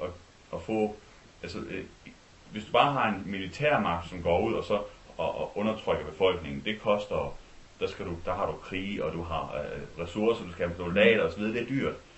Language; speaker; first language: Danish; native; Danish